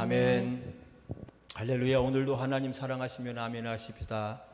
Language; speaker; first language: Korean; native; Korean